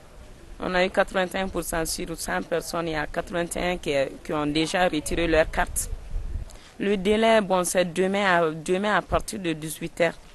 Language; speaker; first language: French; non-native, local second language; Bambara